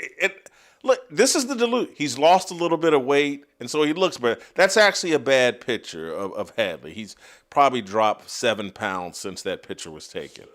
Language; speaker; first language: English; native; English